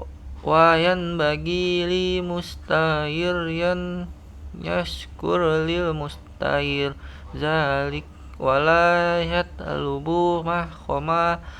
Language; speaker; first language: Arabic; non-native, learner; Indonesian